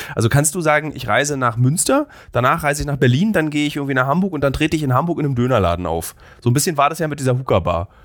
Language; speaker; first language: German; native; German